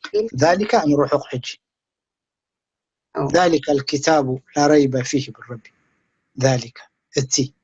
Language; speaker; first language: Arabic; non-native, fluent; Tigrinya